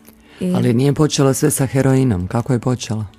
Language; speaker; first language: Croatian; native; Croatian